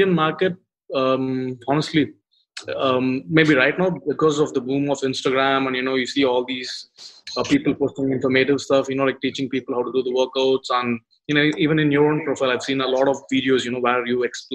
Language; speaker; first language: English; non-native, local second language; Tamil